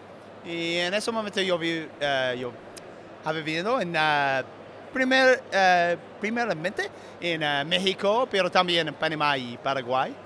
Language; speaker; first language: Spanish; non-native, learner; English